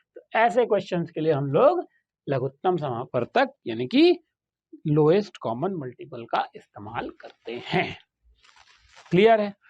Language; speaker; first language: Hindi; native; Hindi